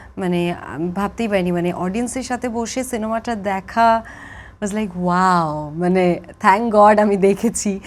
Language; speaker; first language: Bangla; native; Bangla